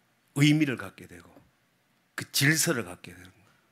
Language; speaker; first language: Korean; native; Korean